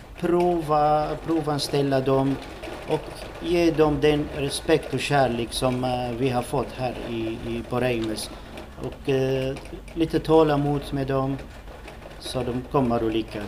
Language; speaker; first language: Swedish; non-native, fluent; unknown